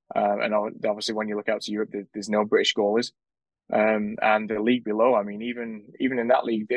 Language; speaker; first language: English; native; English